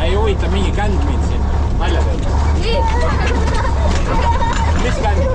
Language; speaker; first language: Estonian; native; Estonian